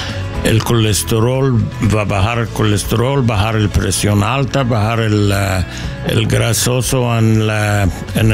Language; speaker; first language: Spanish; non-native, learner; English